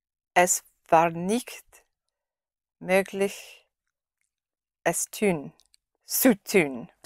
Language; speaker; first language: German; non-native, learner; English